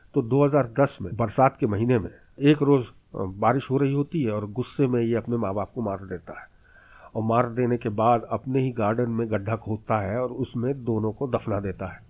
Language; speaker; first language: Hindi; native; Hindi